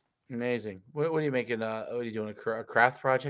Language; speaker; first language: English; native; English